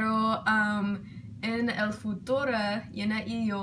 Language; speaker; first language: Spanish; non-native, learner; English